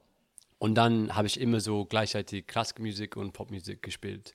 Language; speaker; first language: German; non-native, learner; English